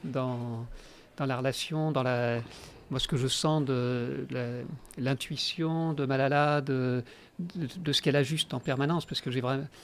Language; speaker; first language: French; native; French